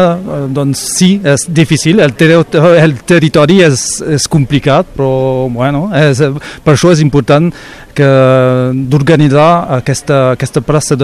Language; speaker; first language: Catalan; non-native, local second language; French